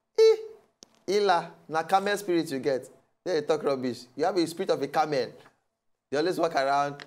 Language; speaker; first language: Nigerian Pidgin; native; Nigerian Pidgin